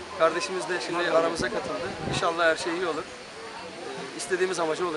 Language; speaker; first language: Turkish; native; Turkish